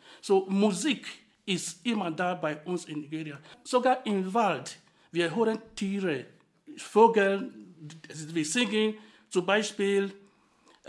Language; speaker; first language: German; non-native, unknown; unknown